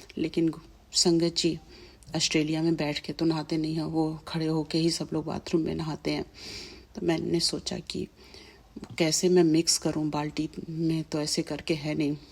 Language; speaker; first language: Hindi; native; Hindi